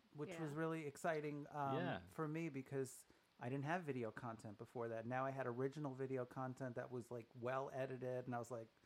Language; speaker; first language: English; native; English